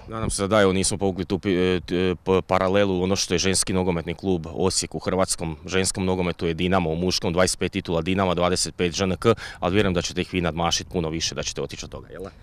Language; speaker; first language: Croatian; native; Croatian